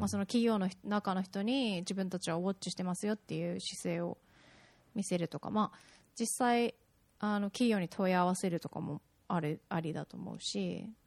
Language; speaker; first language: Japanese; early bilingual, heritage; Japanese